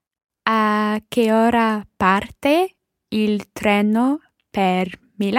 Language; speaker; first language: Italian; non-native, learner; English